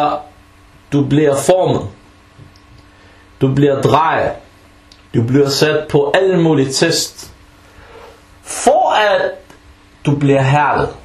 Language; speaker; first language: Danish; non-native, fluent; Arabic